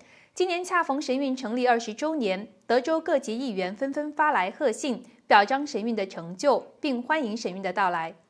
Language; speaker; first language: Chinese; native; Chinese